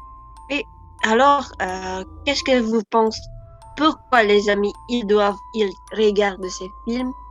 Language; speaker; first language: French; non-native, learner; Indonesian